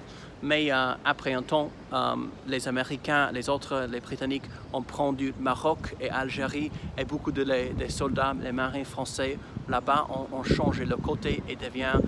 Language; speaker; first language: French; non-native, fluent; English